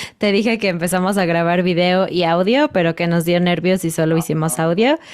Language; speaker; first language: Spanish; native; Spanish